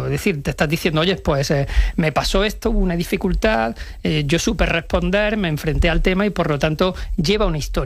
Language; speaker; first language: Spanish; native; Spanish